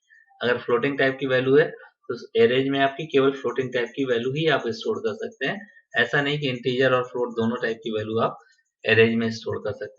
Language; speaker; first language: Hindi; native; Hindi